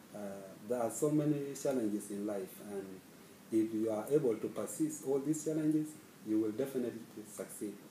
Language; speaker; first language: English; non-native, fluent; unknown